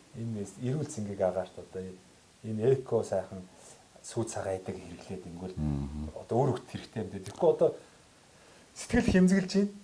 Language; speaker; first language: Mongolian; native; Mongolian